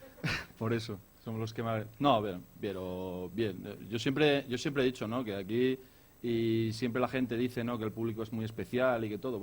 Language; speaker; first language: Spanish; native; Spanish